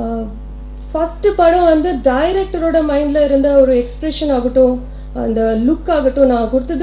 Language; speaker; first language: Tamil; non-native, local second language; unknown